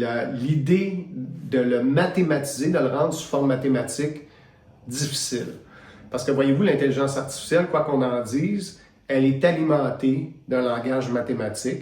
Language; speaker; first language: French; native; French